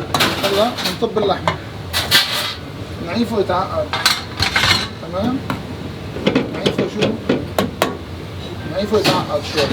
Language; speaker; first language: Arabic; native; Arabic